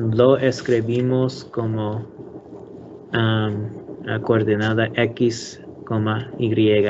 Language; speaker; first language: Spanish; non-native, learner; English